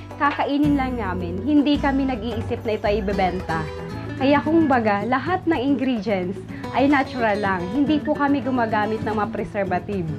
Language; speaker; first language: Filipino; non-native, local second language; Bikol